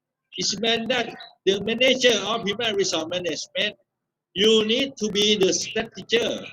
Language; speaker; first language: English; non-native, fluent; Thai